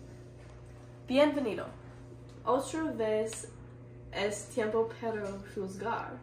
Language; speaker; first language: Spanish; non-native, learner; English